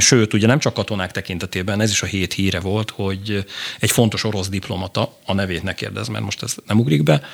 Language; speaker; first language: Hungarian; native; Hungarian